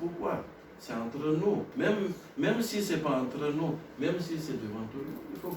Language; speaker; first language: French; non-native, local second language; Gujarati